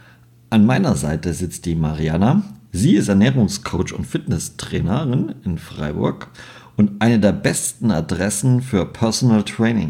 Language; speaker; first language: German; native; German